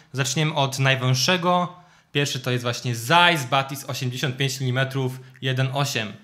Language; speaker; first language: Polish; native; Polish